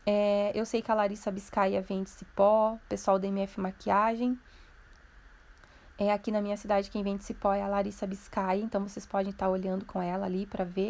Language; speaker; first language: Portuguese; native; Portuguese